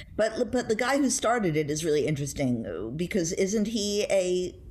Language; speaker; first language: English; native; English